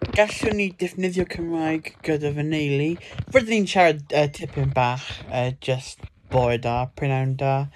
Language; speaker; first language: Welsh; non-native, local second language; English